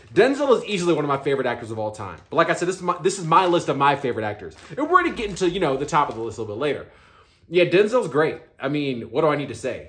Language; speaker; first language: English; native; English